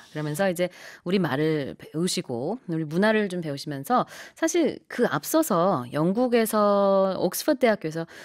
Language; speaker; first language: Korean; native; Korean